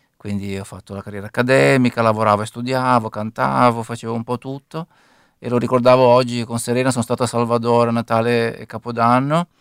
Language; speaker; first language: Italian; native; Italian